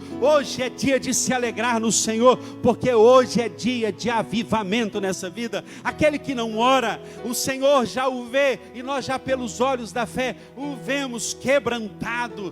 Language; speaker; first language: Portuguese; native; Portuguese